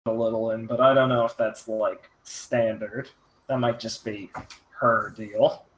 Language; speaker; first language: English; native; English